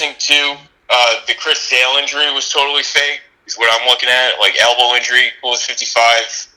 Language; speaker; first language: English; native; English